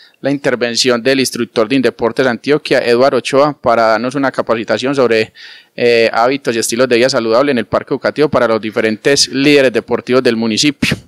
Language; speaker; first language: Spanish; native; Spanish